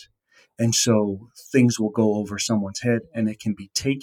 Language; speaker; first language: English; native; English